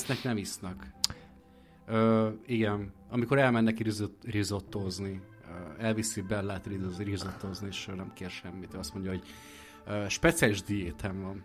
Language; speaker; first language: Hungarian; native; Hungarian